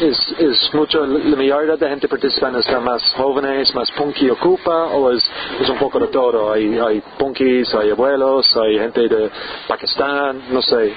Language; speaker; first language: Spanish; non-native, learner; English